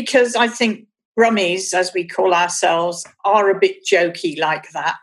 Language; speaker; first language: English; native; English